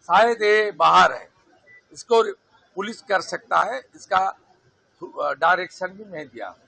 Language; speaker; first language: Hindi; non-native, local second language; Bangla